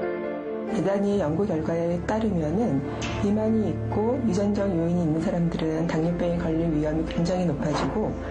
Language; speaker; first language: Korean; native; Korean